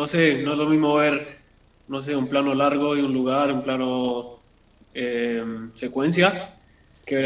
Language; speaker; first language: Spanish; native; Spanish